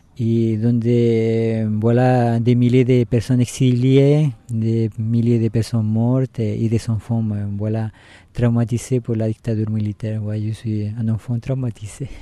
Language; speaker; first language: French; non-native, fluent; Spanish